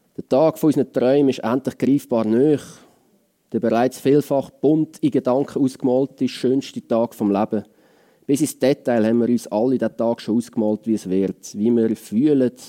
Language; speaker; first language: German; native; German